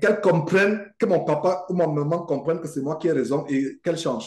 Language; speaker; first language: French; native; French